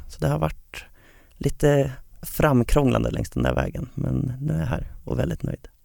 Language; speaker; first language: Swedish; native; Swedish